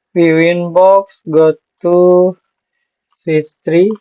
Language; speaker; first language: English; non-native, learner; Indonesian